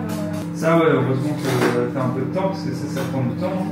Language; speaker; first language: French; native; French